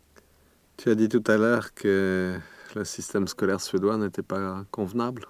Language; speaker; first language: French; native; French